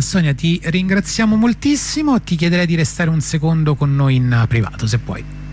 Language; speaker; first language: Italian; native; Italian